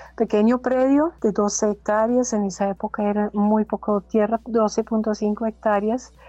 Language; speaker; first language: Spanish; non-native, fluent; German